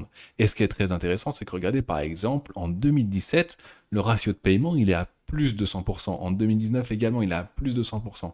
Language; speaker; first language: French; native; French